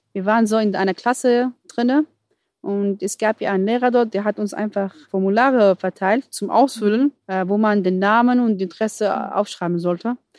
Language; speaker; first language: German; non-native, fluent; Arabic